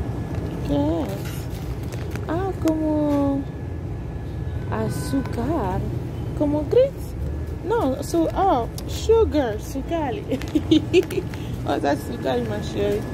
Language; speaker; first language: Spanish; non-native, learner; English